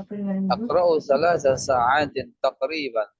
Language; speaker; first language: Arabic; non-native, learner; Indonesian